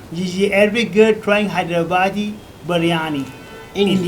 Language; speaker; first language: Hindi; non-native, learner; Arabic